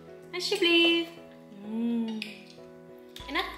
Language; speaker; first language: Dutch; non-native, learner; Indonesian